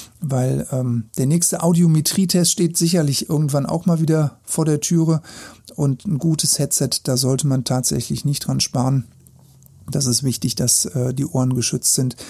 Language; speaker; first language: German; native; German